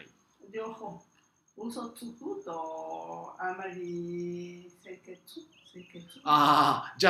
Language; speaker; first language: Japanese; non-native, learner; Spanish